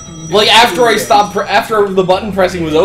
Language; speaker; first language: English; native; English